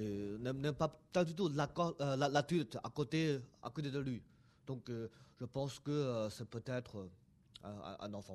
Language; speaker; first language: French; non-native, fluent; Chinese